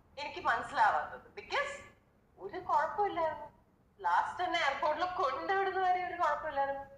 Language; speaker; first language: Malayalam; native; Malayalam